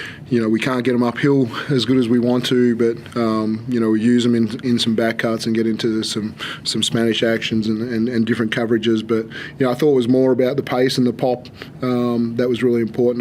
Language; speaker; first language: English; native; English